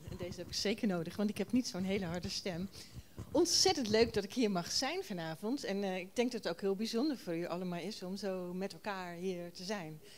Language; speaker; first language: Dutch; native; Dutch